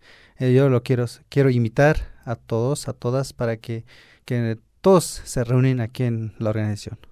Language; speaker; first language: Spanish; non-native, local second language; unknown